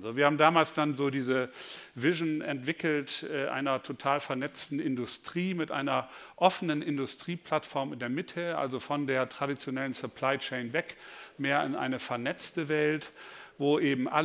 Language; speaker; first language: German; native; German